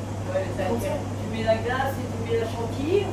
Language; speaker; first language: French; native; French